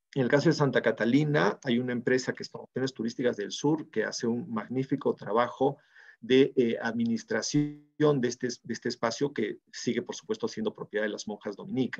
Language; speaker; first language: Spanish; native; Spanish